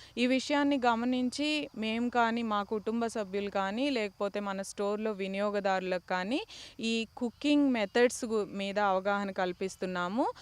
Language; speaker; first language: Telugu; native; Telugu